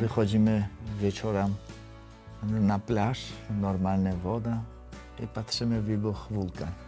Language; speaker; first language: Polish; non-native, learner; Georgian